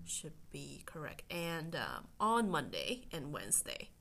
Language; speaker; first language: English; non-native, fluent; Chinese